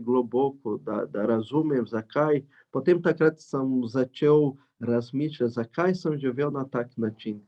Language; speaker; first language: Slovenian; non-native, learner; Portuguese